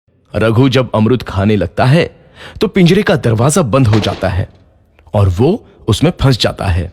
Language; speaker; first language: Hindi; native; Hindi